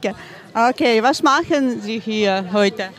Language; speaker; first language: German; non-native, learner; Ukrainian